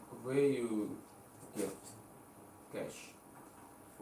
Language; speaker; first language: English; non-native, learner; Russian